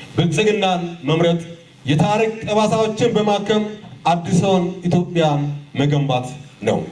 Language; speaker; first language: Amharic; non-native, local second language; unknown